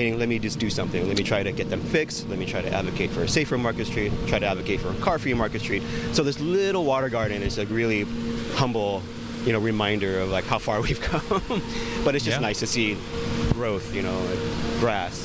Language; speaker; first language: English; native; English